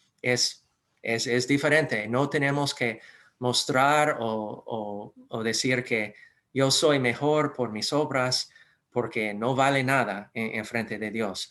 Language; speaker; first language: Spanish; non-native, fluent; English